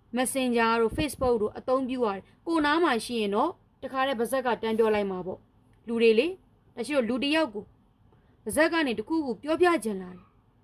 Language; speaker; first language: Burmese; native; Burmese